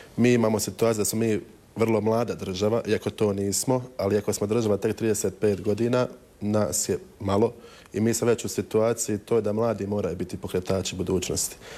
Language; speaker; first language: Croatian; native; Croatian